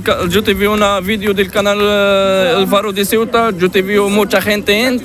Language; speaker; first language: Spanish; non-native, learner; Arabic